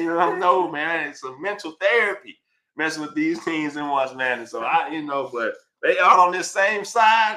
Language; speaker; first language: English; native; English